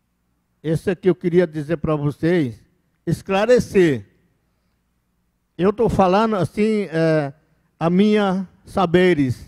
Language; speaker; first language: Portuguese; non-native, local second language; Yanomámi